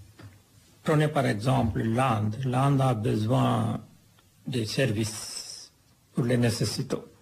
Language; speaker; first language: French; non-native, fluent; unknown